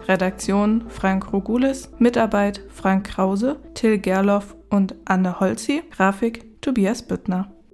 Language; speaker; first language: German; native; German